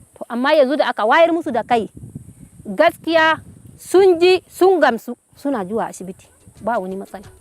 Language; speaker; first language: Hausa; non-native, local second language; Fula